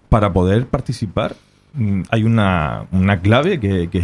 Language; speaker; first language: Spanish; native; Spanish